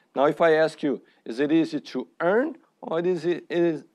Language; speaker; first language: English; non-native, fluent; Portuguese